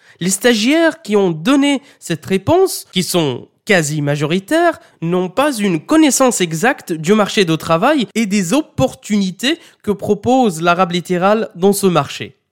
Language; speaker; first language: French; non-native, fluent; Arabic